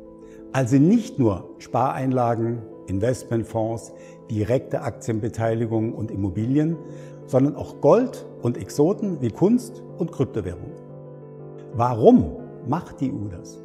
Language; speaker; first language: German; native; German